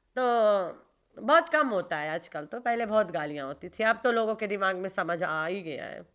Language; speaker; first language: Urdu; non-native, local second language; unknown